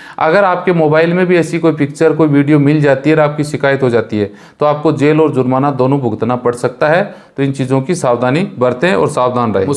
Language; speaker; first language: Hindi; native; Hindi